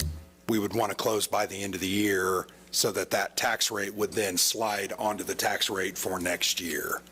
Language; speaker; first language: English; native; English